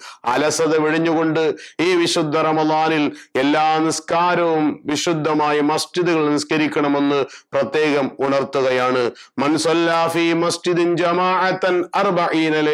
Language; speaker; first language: Malayalam; native; Malayalam